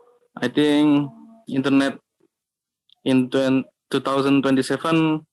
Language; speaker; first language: English; non-native, learner; Indonesian